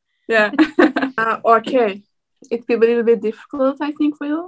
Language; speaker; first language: English; non-native, learner; Turkmen